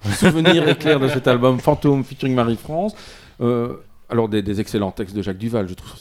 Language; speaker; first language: French; native; French